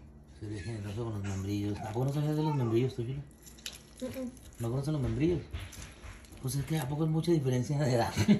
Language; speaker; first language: Spanish; native; Spanish